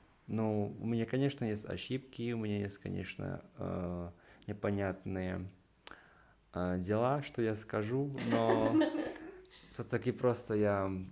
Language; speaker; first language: Russian; non-native, learner; Hungarian